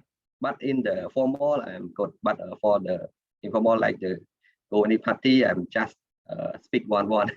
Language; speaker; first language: English; non-native, learner; Khmer